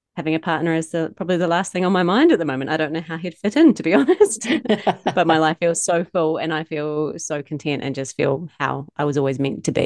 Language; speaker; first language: English; native; English